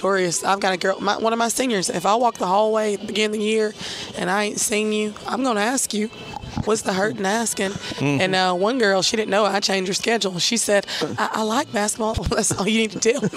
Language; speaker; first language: English; native; English